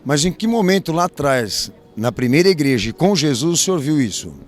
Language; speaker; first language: Portuguese; native; Portuguese